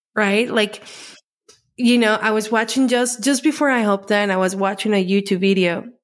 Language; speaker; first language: English; non-native, fluent; Spanish